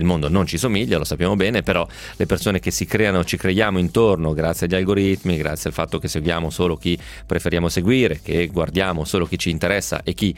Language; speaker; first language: Italian; native; Italian